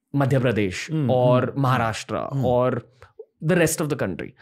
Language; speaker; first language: English; non-native, local second language; Hindi